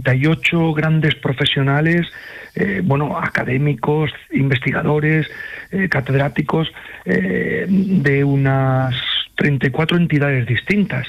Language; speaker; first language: Spanish; native; Spanish